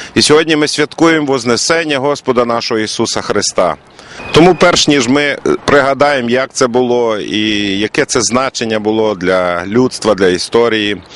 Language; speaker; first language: Ukrainian; native; Ukrainian